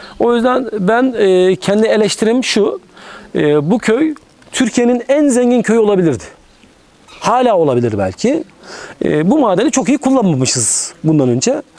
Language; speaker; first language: Turkish; native; Turkish